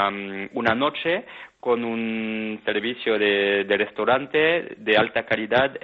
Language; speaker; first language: Spanish; non-native, fluent; French